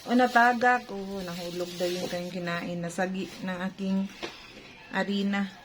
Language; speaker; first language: Filipino; non-native, local second language; Cebuano